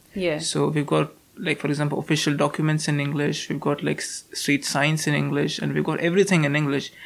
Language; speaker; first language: English; non-native, local second language; Hindi